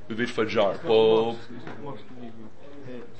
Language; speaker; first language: Hebrew; non-native, learner; English